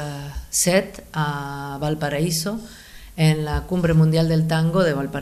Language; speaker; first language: Catalan; non-native, fluent; Spanish